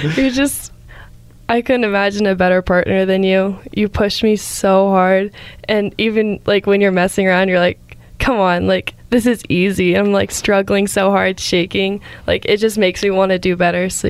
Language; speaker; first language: English; native; English